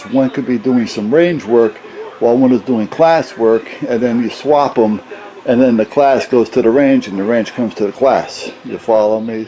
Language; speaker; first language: English; native; English